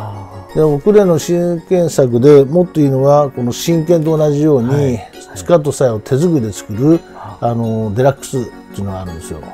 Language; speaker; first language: Japanese; native; Japanese